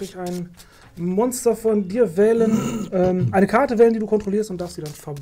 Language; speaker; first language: German; native; German